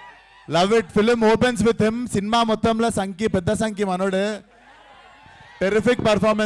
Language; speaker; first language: Telugu; native; Telugu